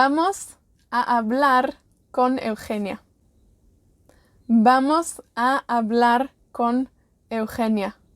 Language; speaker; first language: Spanish; non-native, fluent; Welsh